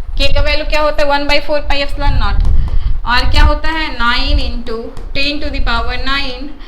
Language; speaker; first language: Hindi; native; Hindi